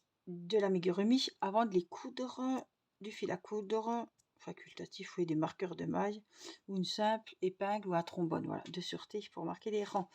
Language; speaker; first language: French; native; French